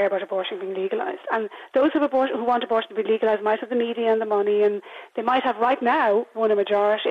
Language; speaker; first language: English; native; English